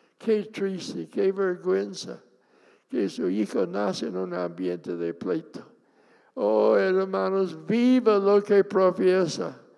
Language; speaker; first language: Spanish; non-native, fluent; English